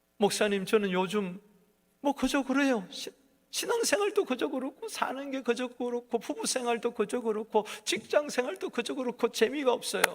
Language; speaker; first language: Korean; native; Korean